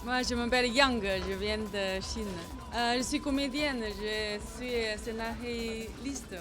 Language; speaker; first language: French; non-native, fluent; Chinese